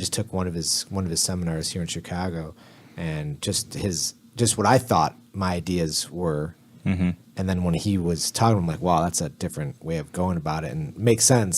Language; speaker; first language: English; native; English